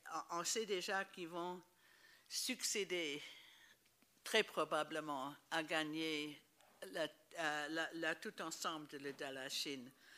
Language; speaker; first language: French; non-native, fluent; English